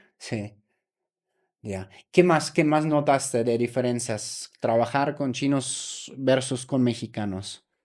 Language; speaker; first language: Spanish; non-native, fluent; German